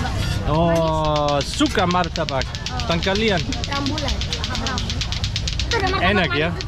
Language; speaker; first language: Indonesian; non-native, learner; German